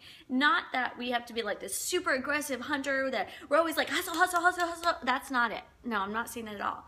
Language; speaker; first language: English; native; English